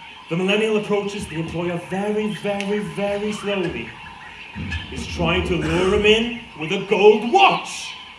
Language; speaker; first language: English; non-native, fluent; Norwegian